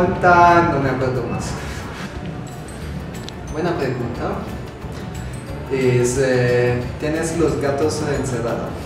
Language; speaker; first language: Spanish; non-native, fluent; Italian